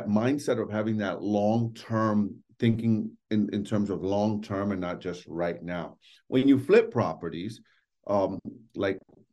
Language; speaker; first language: English; native; English